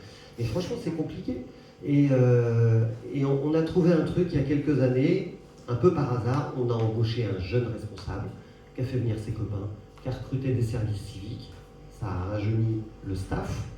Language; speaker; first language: French; native; French